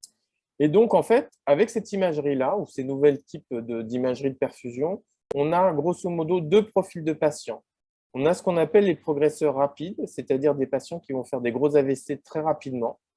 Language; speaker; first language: French; native; French